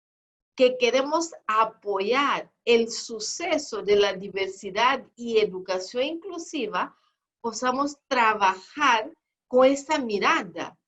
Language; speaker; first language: Spanish; non-native, fluent; Portuguese